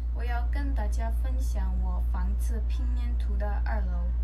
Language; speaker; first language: Chinese; non-native, learner; Indonesian